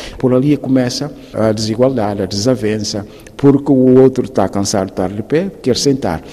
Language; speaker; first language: Portuguese; non-native, local second language; Upper Guinea Crioulo